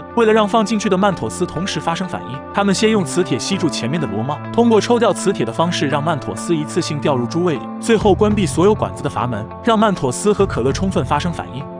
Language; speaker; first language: Chinese; native; Chinese